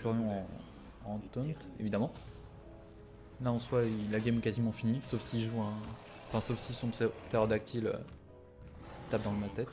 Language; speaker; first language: French; native; French